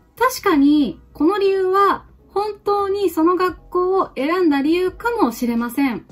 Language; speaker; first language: Japanese; native; Japanese